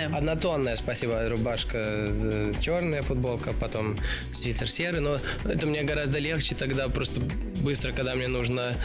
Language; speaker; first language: Russian; early bilingual, other home language; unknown